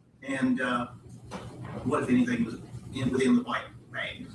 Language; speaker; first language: English; native; English